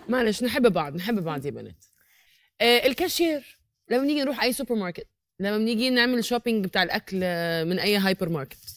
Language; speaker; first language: Egyptian Arabic; native; Egyptian Arabic